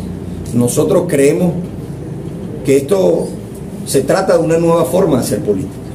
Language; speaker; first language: Spanish; native; Spanish